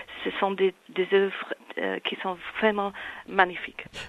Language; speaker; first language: French; non-native, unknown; English